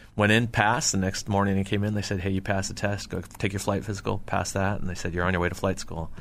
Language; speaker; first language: English; native; English